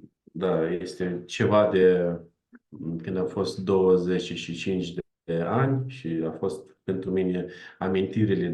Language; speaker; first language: Romanian; non-native, learner; Ukrainian